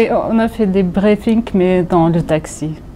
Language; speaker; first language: French; non-native, fluent; Russian